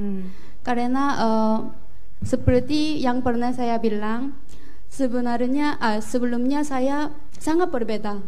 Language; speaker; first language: Indonesian; non-native, fluent; Korean